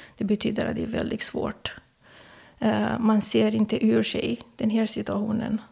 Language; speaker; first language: Swedish; non-native, fluent; Romanian